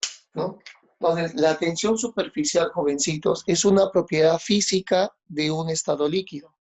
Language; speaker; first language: Spanish; native; Spanish